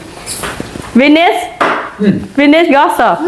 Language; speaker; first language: Portuguese; non-native, learner; Vietnamese